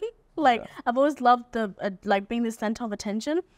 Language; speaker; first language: English; native; English